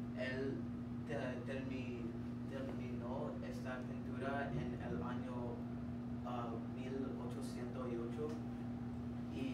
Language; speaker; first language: Spanish; non-native, learner; English